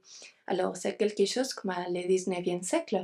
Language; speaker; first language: French; non-native, fluent; Spanish